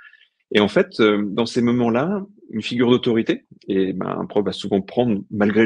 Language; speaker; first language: French; native; French